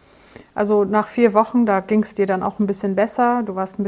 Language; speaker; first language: German; native; German